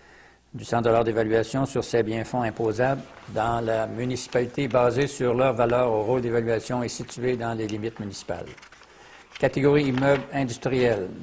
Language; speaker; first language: French; native; French